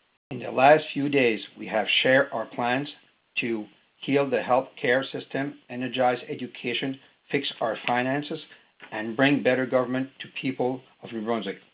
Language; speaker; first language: English; non-native, fluent; French